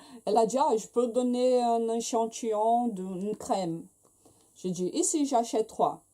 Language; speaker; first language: French; non-native, fluent; Portuguese